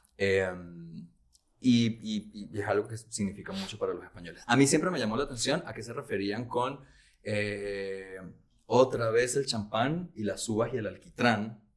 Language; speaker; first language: Spanish; native; Spanish